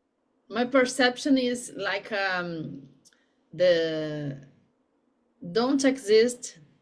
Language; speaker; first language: English; non-native, learner; Portuguese